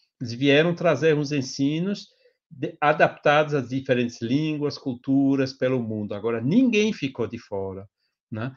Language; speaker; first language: Portuguese; non-native, fluent; French